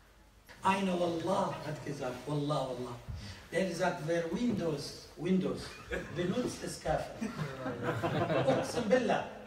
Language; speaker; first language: German; non-native, fluent; Arabic